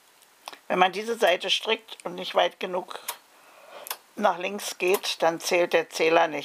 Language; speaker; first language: German; native; German